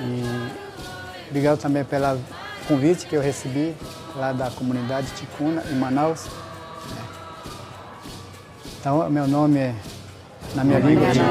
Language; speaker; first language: Portuguese; non-native, local second language; Ticuna